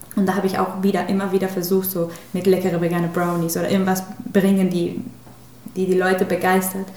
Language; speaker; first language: German; non-native, fluent; Spanish